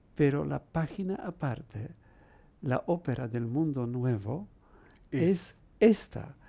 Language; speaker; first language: Spanish; non-native, fluent; Polish